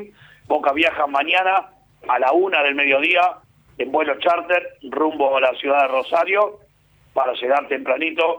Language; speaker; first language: Spanish; native; Spanish